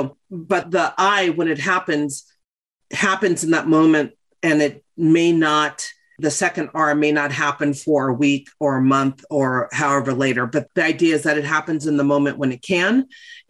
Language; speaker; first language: English; native; English